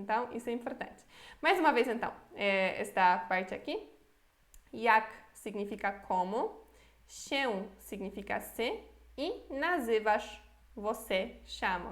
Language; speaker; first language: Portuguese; non-native, fluent; Polish